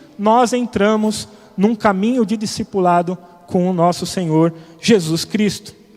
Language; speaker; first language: Portuguese; native; Portuguese